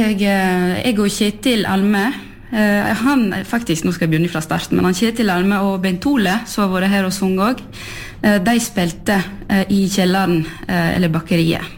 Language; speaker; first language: Norwegian; early bilingual, heritage; French